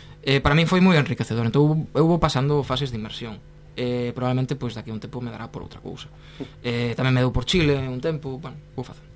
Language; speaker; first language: Galician; non-native, local second language; Spanish